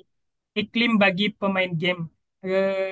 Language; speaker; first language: Indonesian; native; Indonesian